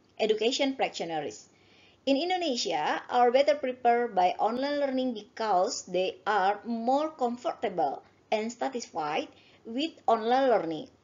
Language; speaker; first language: English; non-native, learner; Indonesian